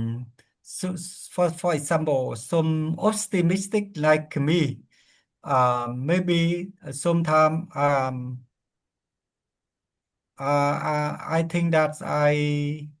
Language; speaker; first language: English; non-native, learner; Vietnamese